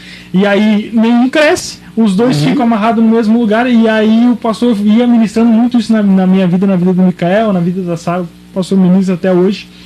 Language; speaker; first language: Portuguese; native; Portuguese